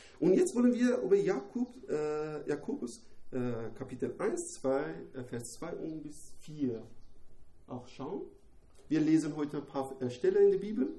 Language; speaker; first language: German; non-native, learner; Persian